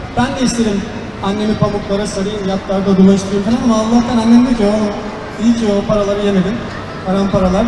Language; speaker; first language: Turkish; early bilingual, heritage; Turkish